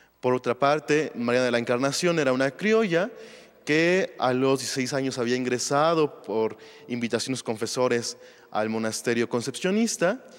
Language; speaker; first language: Spanish; native; Spanish